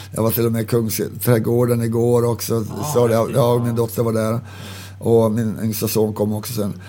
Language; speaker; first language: Swedish; native; Swedish